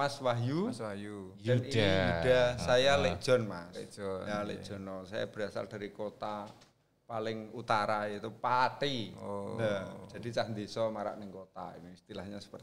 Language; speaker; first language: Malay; non-native, local second language; Javanese